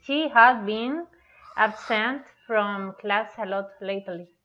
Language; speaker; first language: English; non-native, learner; Spanish